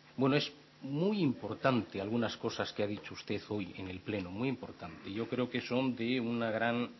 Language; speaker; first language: Spanish; non-native, local second language; Galician